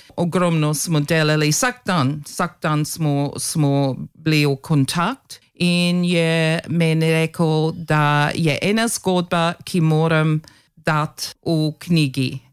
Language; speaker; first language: Slovenian; early bilingual, heritage; Slovenian